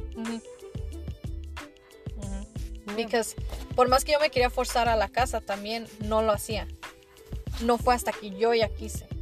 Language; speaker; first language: Spanish; early bilingual, heritage; Spanish